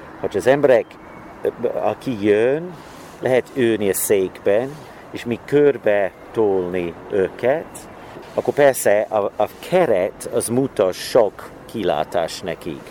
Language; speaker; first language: Hungarian; non-native, learner; English